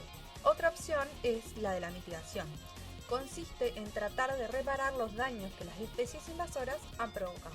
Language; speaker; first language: Spanish; native; Spanish